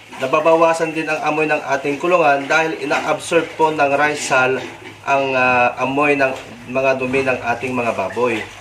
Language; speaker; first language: Filipino; non-native, local second language; Iloko